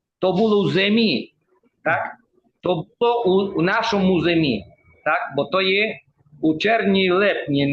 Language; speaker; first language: Ukrainian; early bilingual, heritage; Ukrainian